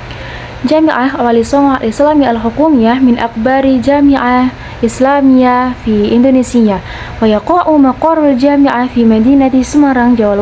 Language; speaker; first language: Arabic; non-native, learner; Indonesian